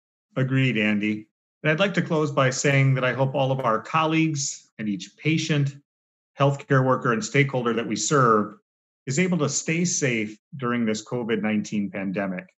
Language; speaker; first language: English; native; English